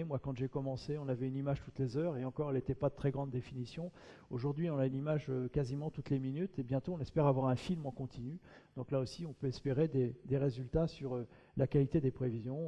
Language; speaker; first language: French; native; French